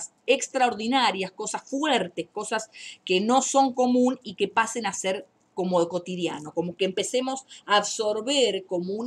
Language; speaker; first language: Spanish; native; Spanish